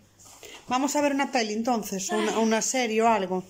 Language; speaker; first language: Spanish; native; Spanish